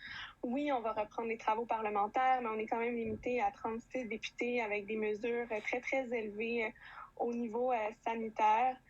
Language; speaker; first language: French; native; French